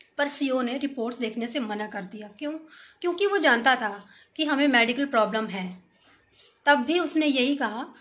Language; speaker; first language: Hindi; native; Hindi